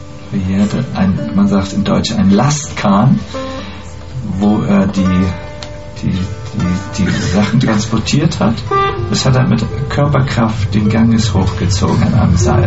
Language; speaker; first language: German; native; German